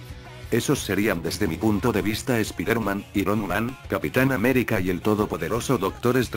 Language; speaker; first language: Spanish; native; Spanish